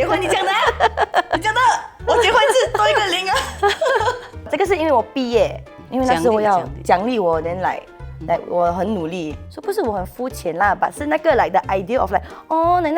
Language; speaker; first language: Chinese; non-native, local second language; English